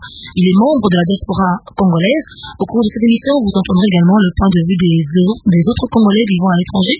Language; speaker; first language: French; non-native, local second language; Lingala